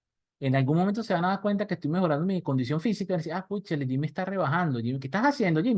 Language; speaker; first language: Spanish; native; Spanish